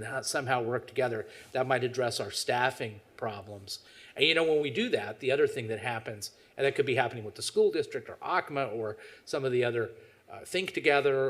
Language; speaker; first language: English; native; English